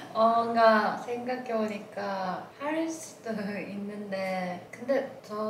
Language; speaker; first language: Korean; non-native, learner; Japanese